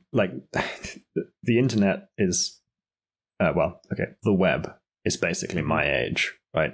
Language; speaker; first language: English; native; English